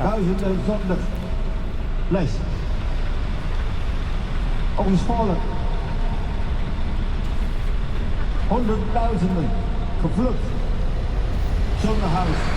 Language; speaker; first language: Dutch; non-native, learner; Khmer